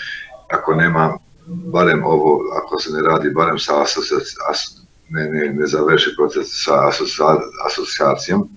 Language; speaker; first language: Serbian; non-native, local second language; Albanian